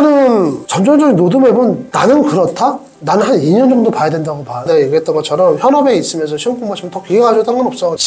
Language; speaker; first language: Korean; native; Korean